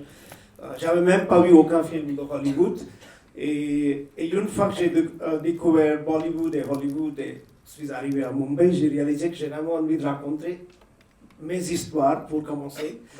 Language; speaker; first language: French; non-native, fluent; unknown